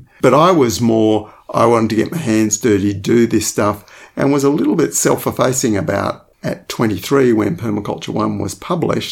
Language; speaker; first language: English; native; English